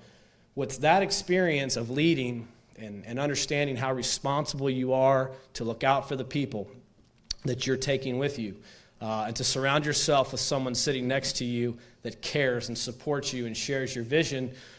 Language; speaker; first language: English; native; English